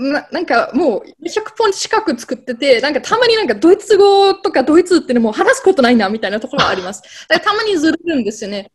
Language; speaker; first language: Japanese; non-native, fluent; German